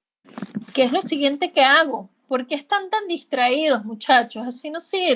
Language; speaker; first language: Spanish; native; Spanish